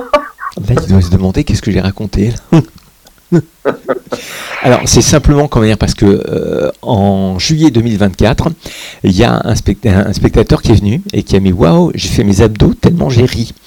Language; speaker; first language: French; native; French